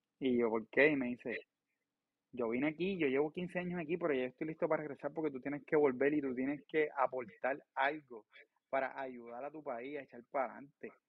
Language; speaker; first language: Spanish; native; Spanish